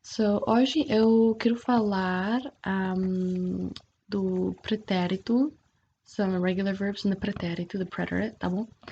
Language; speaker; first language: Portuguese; non-native, fluent; English